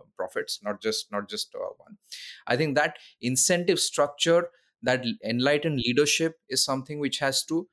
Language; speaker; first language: English; non-native, local second language; Odia